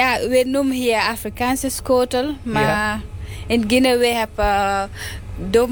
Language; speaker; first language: Dutch; non-native, learner; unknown